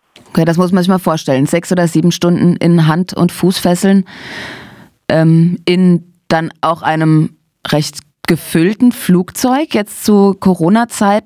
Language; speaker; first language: German; native; German